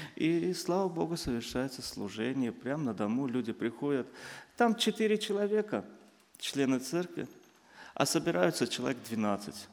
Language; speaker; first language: Russian; non-native, local second language; Azerbaijani